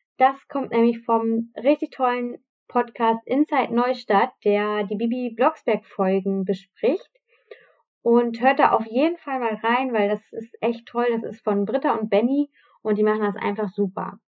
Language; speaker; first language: German; native; German